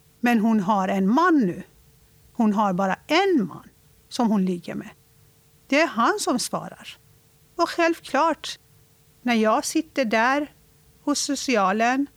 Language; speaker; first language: Swedish; non-native, fluent; Persian